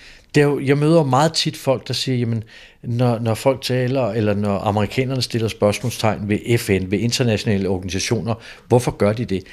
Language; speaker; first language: Danish; native; Danish